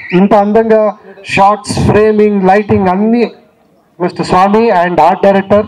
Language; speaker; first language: Telugu; non-native, learner; Kannada